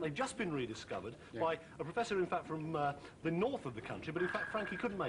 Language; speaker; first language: English; native; English